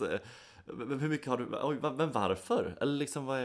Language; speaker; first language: Swedish; native; Swedish